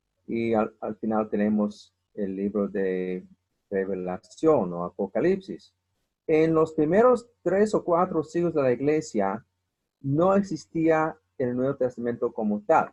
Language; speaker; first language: Spanish; non-native, fluent; English